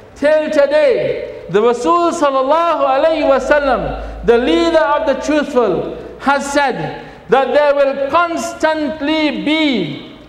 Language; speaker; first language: English; native; English